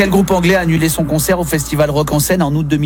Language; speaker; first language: French; native; French